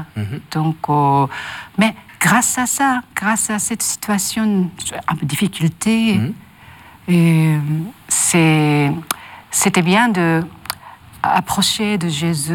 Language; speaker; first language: French; non-native, learner; Japanese